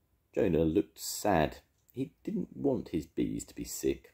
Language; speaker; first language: English; native; English